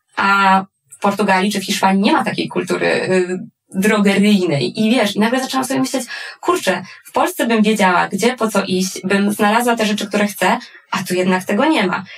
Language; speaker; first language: Polish; native; Polish